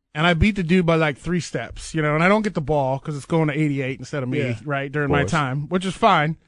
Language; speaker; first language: English; native; English